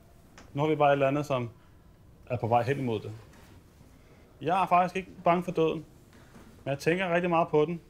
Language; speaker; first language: Danish; native; Danish